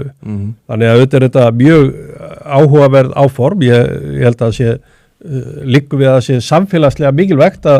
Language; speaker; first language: Icelandic; native; Icelandic